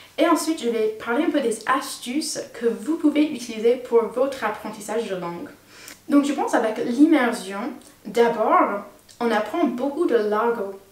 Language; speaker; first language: French; non-native, fluent; English